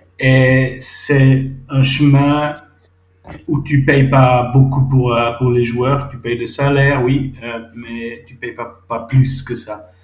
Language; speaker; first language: French; non-native, local second language; Swiss German